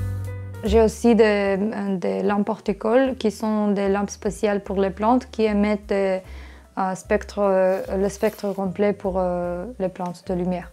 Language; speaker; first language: French; non-native, fluent; English